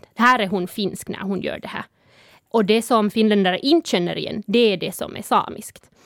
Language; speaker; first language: Swedish; non-native, local second language; Northern Sami